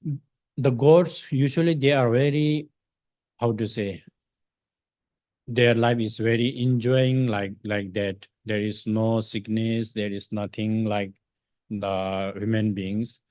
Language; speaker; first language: English; non-native, fluent; Tibetan